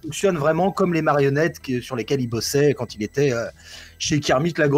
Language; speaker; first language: French; native; French